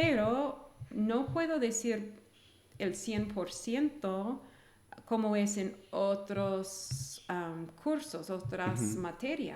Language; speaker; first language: Spanish; non-native, fluent; English